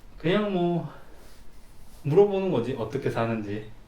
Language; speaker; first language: Korean; native; Korean